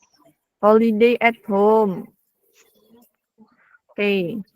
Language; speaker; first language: English; non-native, fluent; Indonesian